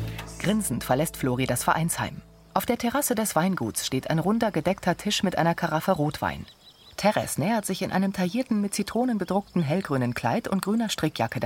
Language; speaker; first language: German; native; German